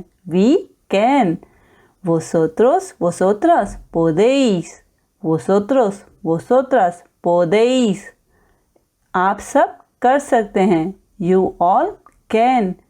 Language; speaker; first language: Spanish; non-native, fluent; Hindi